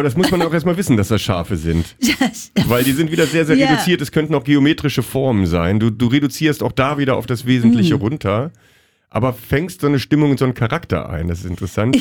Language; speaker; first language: German; native; German